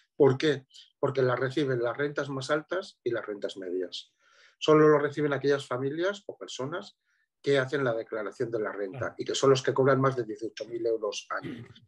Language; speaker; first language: Spanish; native; Spanish